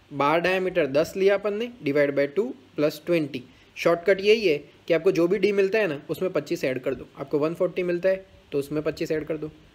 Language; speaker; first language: Hindi; non-native, local second language; Gujarati